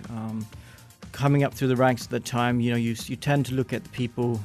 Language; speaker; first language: English; native; English